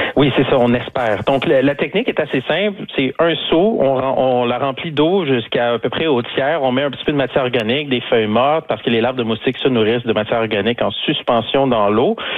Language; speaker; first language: French; native; French